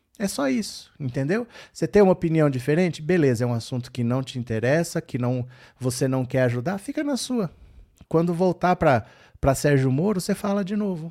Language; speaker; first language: Portuguese; native; Portuguese